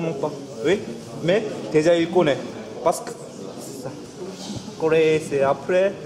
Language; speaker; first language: French; non-native, learner; Korean